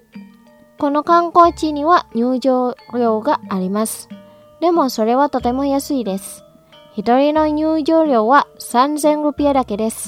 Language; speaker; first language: Japanese; non-native, fluent; Indonesian